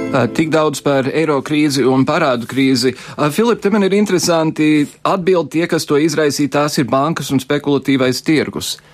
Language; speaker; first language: Latvian; native; Latvian